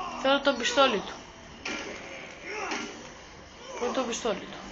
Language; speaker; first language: Greek; native; Greek